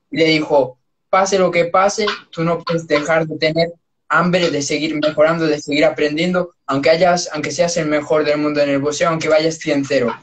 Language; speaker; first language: Spanish; native; Spanish